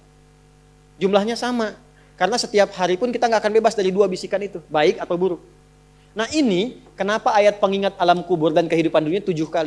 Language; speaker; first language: Indonesian; native; Indonesian